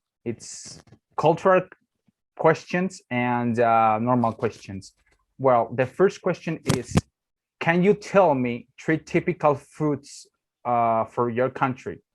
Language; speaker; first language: English; non-native, learner; Spanish